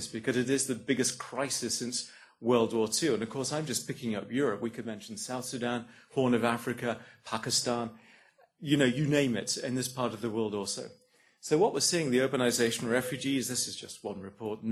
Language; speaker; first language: English; native; English